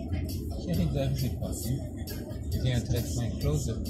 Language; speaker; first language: English; non-native, learner; Greek